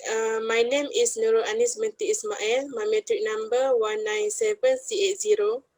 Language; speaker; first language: English; non-native, local second language; Malay